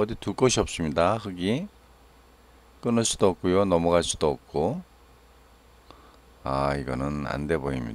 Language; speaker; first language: Korean; native; Korean